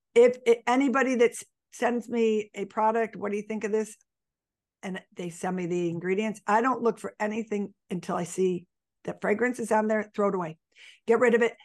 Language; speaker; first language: English; native; English